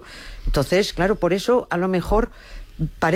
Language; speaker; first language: Spanish; native; Spanish